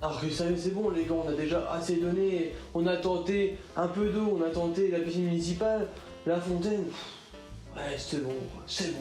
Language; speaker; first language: French; native; French